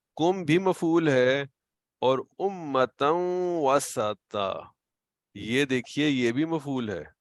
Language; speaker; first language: Urdu; native; Urdu